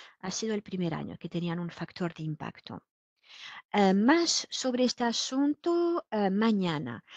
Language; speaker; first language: Spanish; non-native, fluent; French